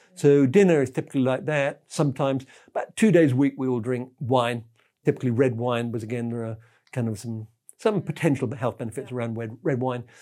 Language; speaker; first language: English; native; English